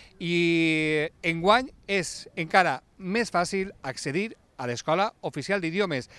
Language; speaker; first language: Catalan; native; Catalan